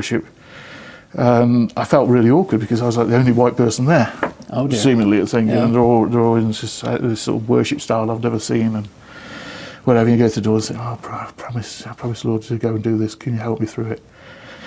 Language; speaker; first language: English; native; English